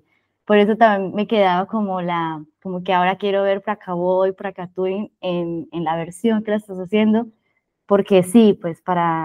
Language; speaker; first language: Spanish; native; Spanish